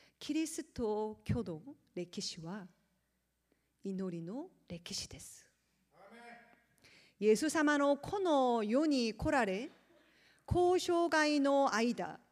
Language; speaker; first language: Japanese; non-native, learner; Korean